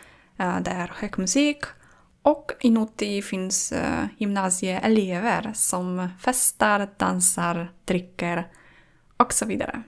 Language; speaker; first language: Swedish; non-native, fluent; Polish